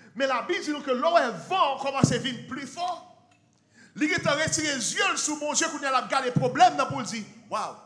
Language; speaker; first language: French; non-native, learner; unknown